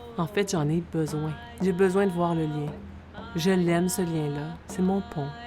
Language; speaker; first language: French; native; French